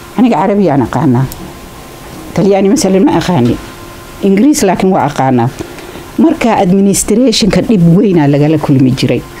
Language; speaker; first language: Somali; native; Somali